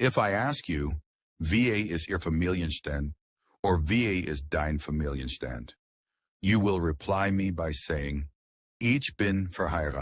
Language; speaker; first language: German; non-native, learner; English